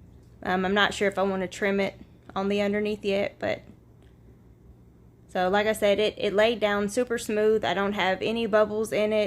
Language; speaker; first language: English; native; English